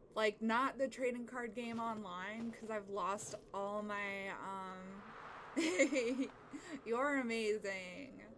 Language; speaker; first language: English; native; English